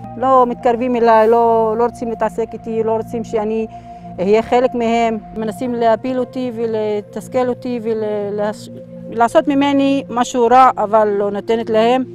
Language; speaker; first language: Hebrew; non-native, local second language; Arabic